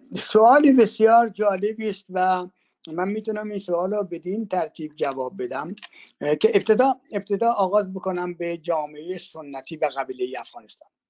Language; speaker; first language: Persian; native; Persian